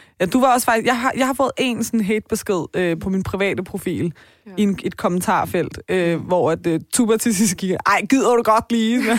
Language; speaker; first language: Danish; early bilingual, other home language; Persian